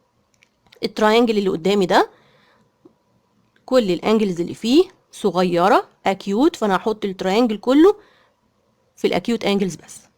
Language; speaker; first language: Arabic; native; Arabic